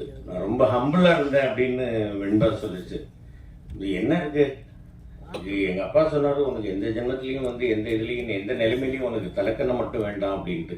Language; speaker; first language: Tamil; native; Tamil